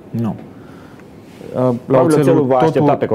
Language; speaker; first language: Romanian; native; Romanian